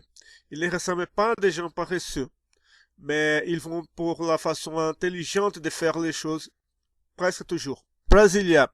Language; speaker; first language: French; non-native, fluent; Portuguese